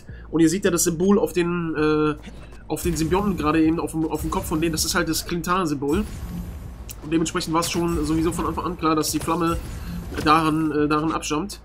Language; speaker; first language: German; native; German